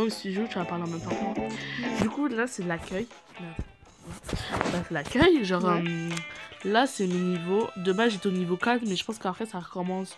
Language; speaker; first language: French; native; French